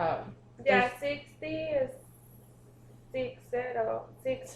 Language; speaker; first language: English; non-native, learner; Spanish